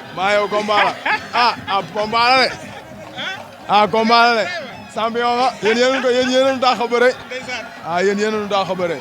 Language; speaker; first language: Wolof; native; Wolof